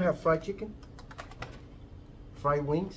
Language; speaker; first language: English; non-native, learner; Chinese